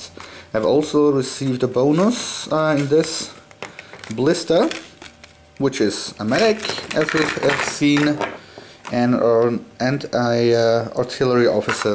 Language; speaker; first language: English; non-native, fluent; German